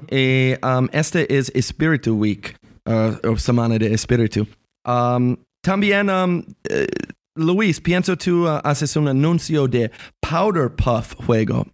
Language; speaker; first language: Spanish; non-native, learner; English